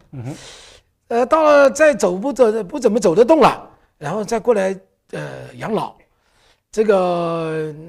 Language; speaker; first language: Chinese; native; Chinese